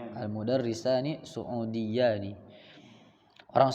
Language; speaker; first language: Arabic; non-native, fluent; Indonesian